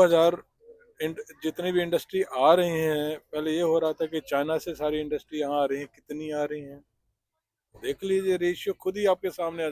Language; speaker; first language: Hindi; native; Hindi